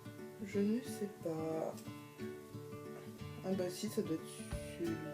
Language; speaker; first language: French; native; French